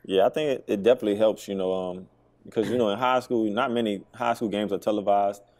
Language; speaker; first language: English; native; English